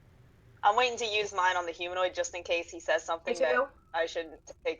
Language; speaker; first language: English; native; English